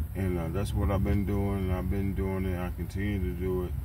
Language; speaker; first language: English; native; English